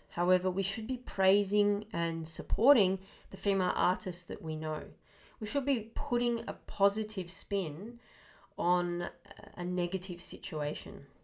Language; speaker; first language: English; native; English